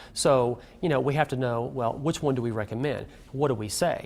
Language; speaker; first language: English; native; English